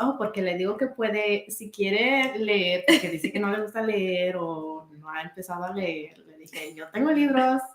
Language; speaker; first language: Spanish; early bilingual, other home language; English